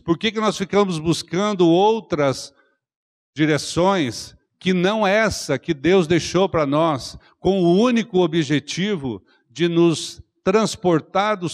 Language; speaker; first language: Portuguese; native; Portuguese